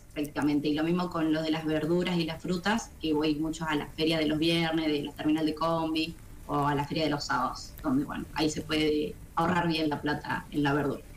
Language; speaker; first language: Spanish; native; Spanish